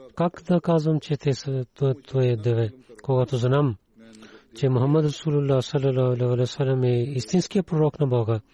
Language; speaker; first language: Bulgarian; non-native, learner; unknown